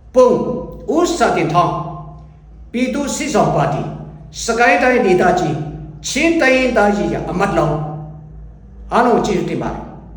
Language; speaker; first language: Burmese; non-native, local second language; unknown